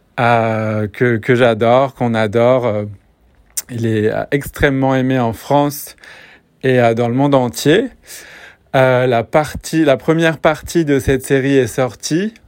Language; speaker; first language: French; native; French